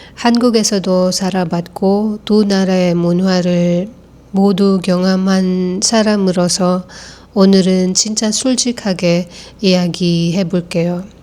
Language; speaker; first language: Korean; non-native, fluent; Filipino